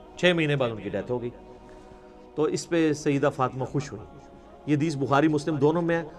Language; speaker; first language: Urdu; non-native, local second language; Punjabi